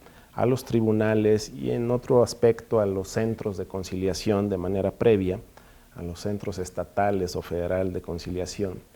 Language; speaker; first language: Spanish; native; Spanish